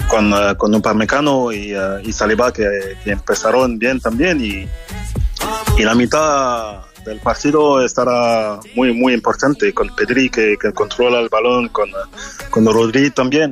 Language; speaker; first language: Spanish; non-native, fluent; French